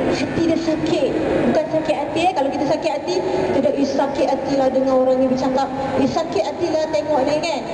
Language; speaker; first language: Malay; native; Malay